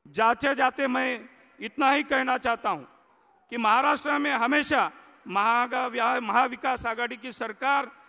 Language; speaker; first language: Hindi; non-native, local second language; Marathi